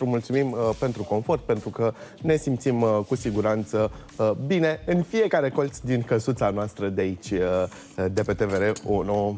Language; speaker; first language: Romanian; native; Romanian